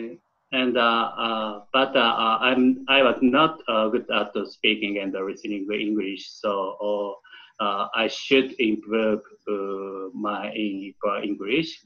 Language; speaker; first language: English; non-native, learner; Japanese